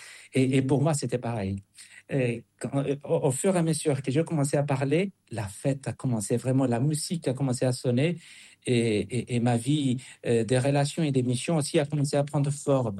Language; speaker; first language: French; non-native, fluent; Spanish